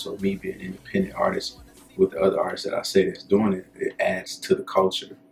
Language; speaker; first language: English; native; English